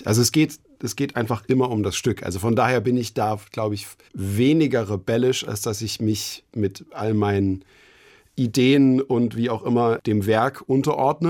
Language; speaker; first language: German; native; German